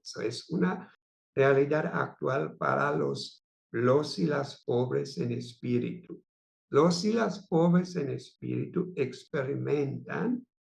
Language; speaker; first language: Spanish; non-native, fluent; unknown